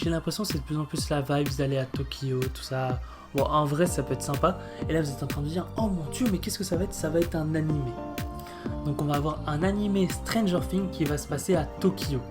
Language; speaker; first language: French; native; French